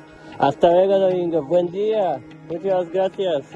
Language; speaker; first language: Spanish; non-native, learner; Polish